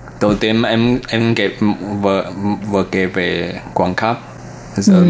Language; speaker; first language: Vietnamese; non-native, learner; Chinese